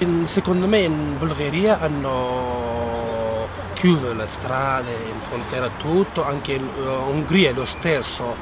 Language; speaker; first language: Italian; non-native, learner; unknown